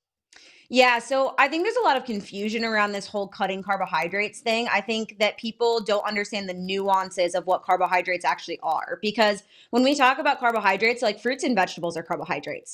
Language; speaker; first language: English; native; English